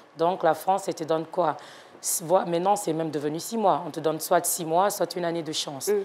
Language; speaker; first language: French; non-native, local second language; Yoruba